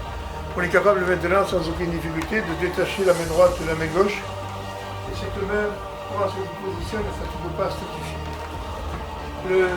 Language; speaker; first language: French; native; French